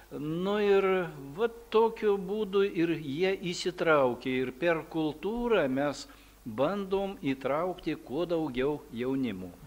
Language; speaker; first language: Lithuanian; early bilingual, heritage; Lithuanian